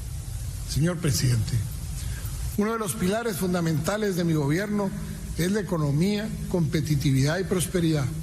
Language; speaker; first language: Spanish; native; Spanish